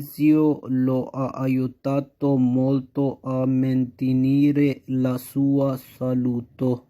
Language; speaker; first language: Italian; non-native, fluent; Urdu